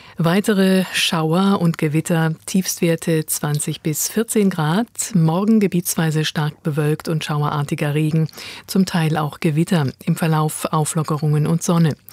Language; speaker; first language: German; native; German